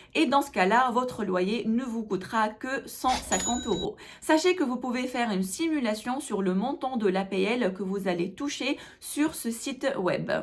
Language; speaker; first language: French; non-native, local second language; Arabic